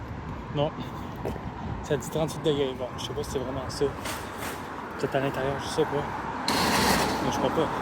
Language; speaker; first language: French; native; French